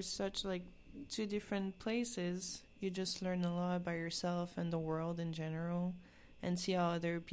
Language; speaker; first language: English; non-native, fluent; French